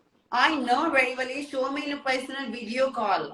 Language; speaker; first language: English; non-native, learner; Hindi